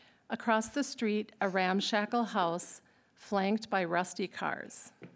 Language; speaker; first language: English; native; English